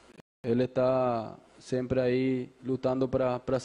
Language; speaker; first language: Portuguese; non-native, fluent; Spanish